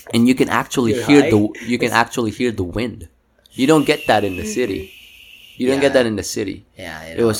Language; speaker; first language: English; non-native, local second language; Cebuano